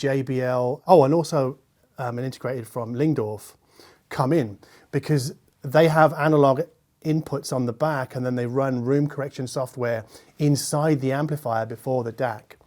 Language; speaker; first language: English; native; English